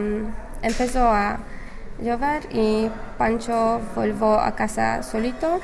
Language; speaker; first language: Spanish; non-native, fluent; English